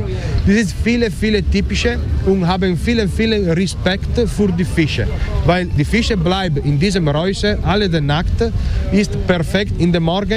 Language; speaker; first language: German; non-native, learner; Italian